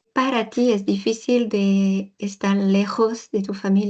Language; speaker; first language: Spanish; non-native, learner; French